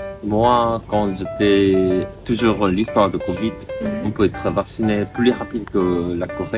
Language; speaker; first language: French; non-native, learner; Korean